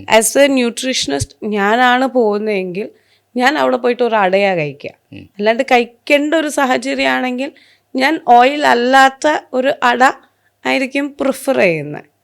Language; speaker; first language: Malayalam; non-native, local second language; Hindi